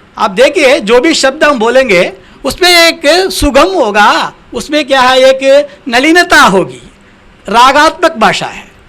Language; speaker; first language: Hindi; non-native, local second language; Tamil